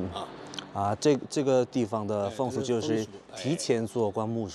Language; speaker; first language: Chinese; non-native, learner; Korean